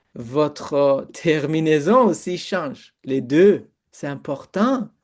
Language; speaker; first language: French; non-native, fluent; Persian